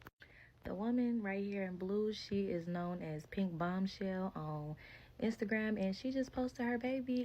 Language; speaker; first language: English; native; English